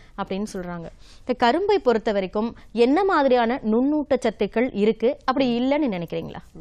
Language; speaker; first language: Tamil; native; Tamil